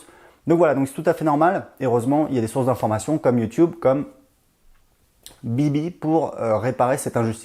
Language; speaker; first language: French; native; French